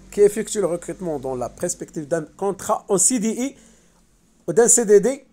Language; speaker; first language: French; non-native, local second language; Arabic